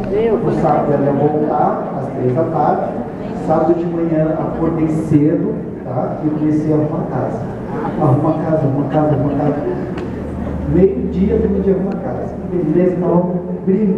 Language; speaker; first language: Portuguese; native; Portuguese